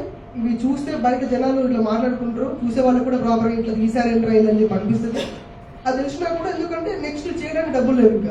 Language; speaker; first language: Telugu; native; Telugu